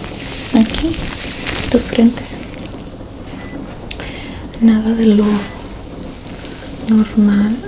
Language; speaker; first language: Spanish; early bilingual, heritage; Spanish